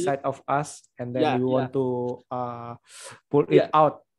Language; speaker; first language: English; non-native, learner; Indonesian